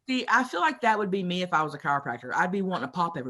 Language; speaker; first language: English; native; English